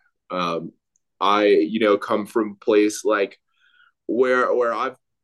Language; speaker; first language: English; native; English